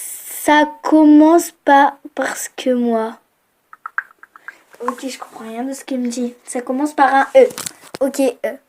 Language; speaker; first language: French; native; French